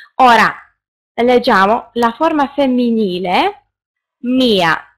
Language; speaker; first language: Italian; non-native, fluent; Russian